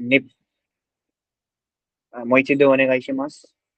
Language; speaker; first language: Japanese; non-native, learner; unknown